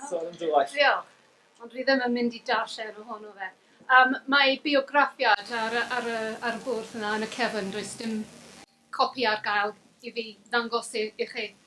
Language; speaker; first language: Welsh; non-native, fluent; English